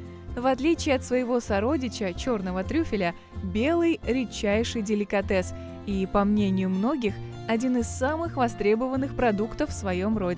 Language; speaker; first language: Russian; native; Russian